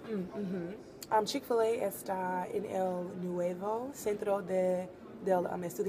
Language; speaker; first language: Spanish; non-native, learner; English